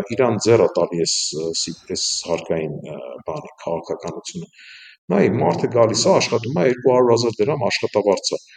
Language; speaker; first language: Armenian; native; Armenian